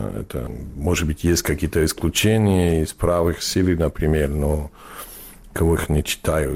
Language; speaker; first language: Russian; non-native, learner; English